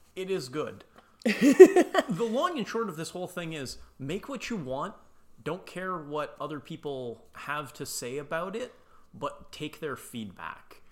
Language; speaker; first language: English; native; English